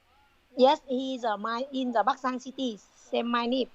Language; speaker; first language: English; non-native, learner; Vietnamese